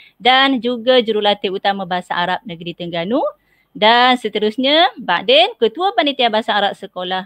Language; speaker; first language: Malay; native; Malay